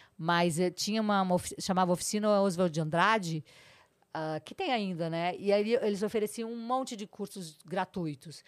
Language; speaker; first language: Portuguese; native; Portuguese